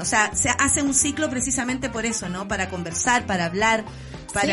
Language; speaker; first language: Spanish; native; Spanish